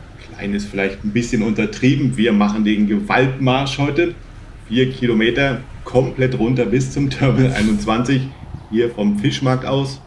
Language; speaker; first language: German; native; German